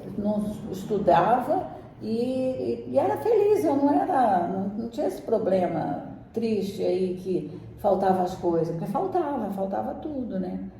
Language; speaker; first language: Portuguese; native; Portuguese